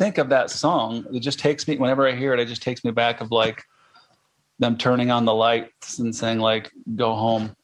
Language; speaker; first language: English; native; English